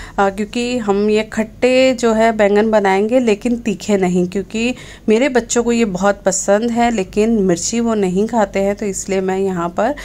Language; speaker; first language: Hindi; non-native, local second language; Punjabi